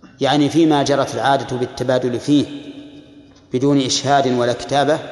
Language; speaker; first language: Arabic; native; Arabic